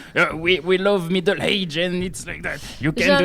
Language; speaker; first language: English; non-native, learner; French